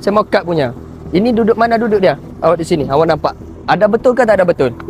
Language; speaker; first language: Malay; non-native, local second language; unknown